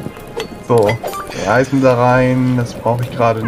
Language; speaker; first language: German; native; German